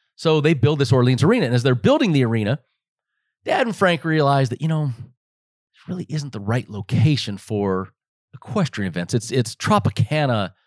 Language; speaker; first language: English; native; English